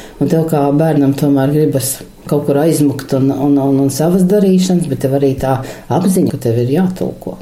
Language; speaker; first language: Latvian; non-native, local second language; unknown